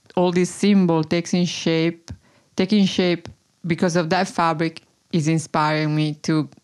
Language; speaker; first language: English; non-native, fluent; Italian